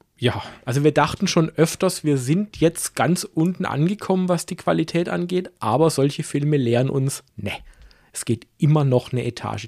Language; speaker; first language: German; native; German